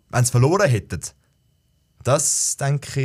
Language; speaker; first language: German; native; German